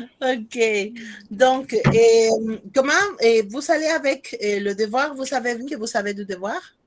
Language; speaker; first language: French; non-native, fluent; Spanish